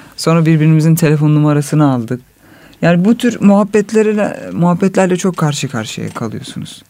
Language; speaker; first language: Turkish; native; Turkish